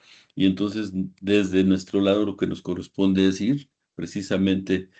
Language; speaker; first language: Spanish; native; Spanish